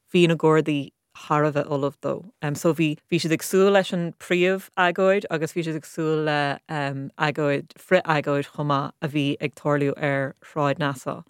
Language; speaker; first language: Irish; non-native, local second language; English